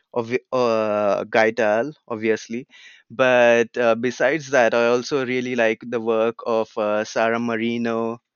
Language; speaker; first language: English; non-native, local second language; Marathi